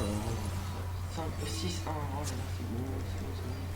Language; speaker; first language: French; native; French